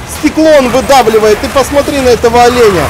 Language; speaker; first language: Russian; native; Russian